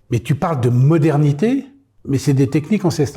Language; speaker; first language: French; native; French